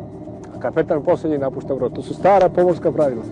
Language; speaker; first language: Serbian; native; Serbian